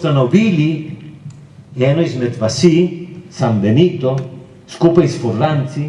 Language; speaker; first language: Slovenian; early bilingual, heritage; Slovenian